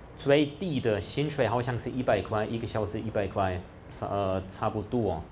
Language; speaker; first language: Chinese; non-native, fluent; German